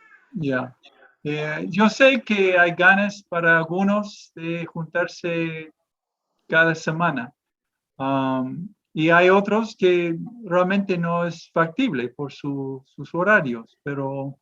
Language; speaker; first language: Spanish; non-native, fluent; English